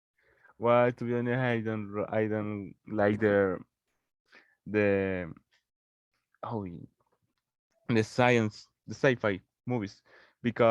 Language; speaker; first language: English; non-native, learner; Spanish